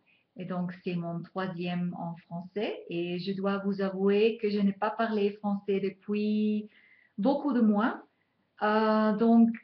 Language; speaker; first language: French; non-native, fluent; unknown